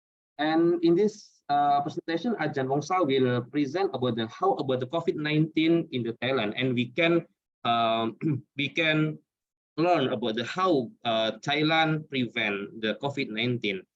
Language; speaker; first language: English; non-native, learner; Indonesian